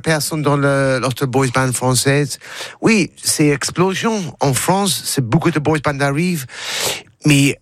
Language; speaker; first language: French; non-native, learner; English